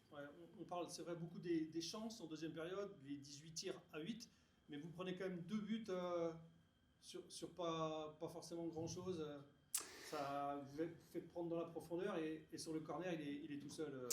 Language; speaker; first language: French; native; French